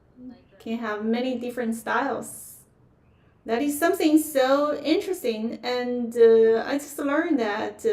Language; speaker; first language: English; non-native, fluent; Chinese